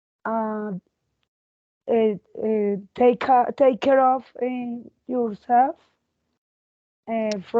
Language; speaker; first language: English; non-native, learner; Spanish